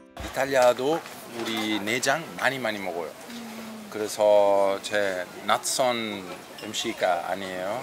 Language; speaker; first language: Korean; non-native, fluent; Italian